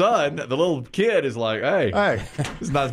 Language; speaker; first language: English; native; English